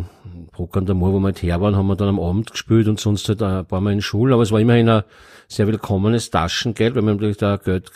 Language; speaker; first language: German; native; German